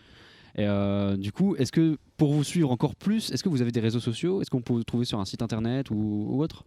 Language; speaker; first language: French; native; French